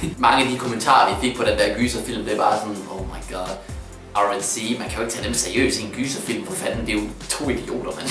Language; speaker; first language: Danish; native; Danish